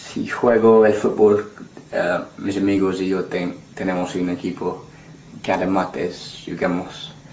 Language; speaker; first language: Spanish; non-native, learner; English